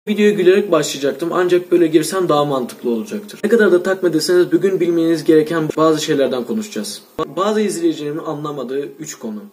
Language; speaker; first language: Turkish; non-native, fluent; Russian